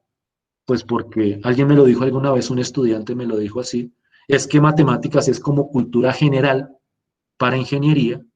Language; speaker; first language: Spanish; native; Spanish